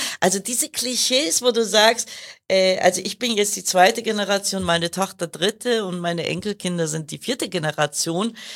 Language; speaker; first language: German; early bilingual, other home language; Kurdish